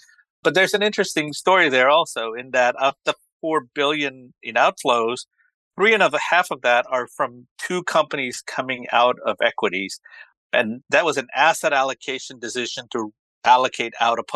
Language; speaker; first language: English; native; English